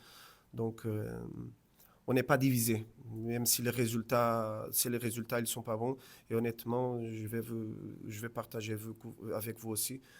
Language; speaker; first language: French; non-native, fluent; Portuguese